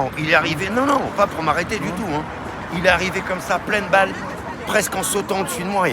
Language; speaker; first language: French; native; French